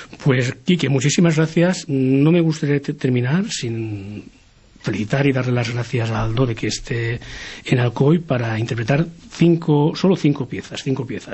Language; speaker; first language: Spanish; native; Spanish